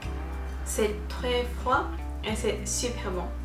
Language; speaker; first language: French; non-native, fluent; Japanese